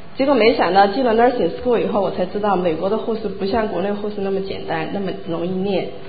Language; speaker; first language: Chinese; native; Chinese